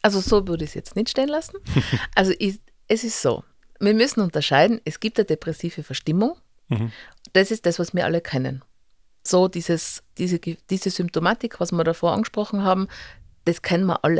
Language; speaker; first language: German; native; German